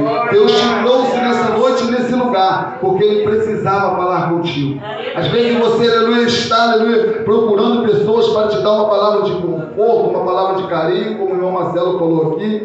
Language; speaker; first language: Portuguese; native; Portuguese